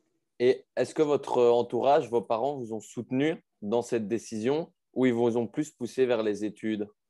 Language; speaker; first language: French; native; French